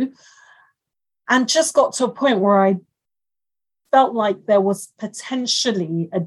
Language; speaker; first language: English; non-native, local second language; Yoruba